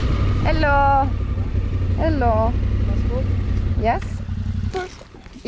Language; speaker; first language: English; non-native, learner; Italian